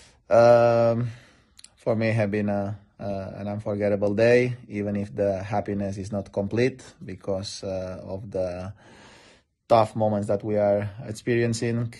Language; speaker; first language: English; non-native, fluent; Spanish